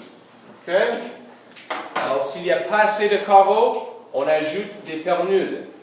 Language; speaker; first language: French; non-native, local second language; English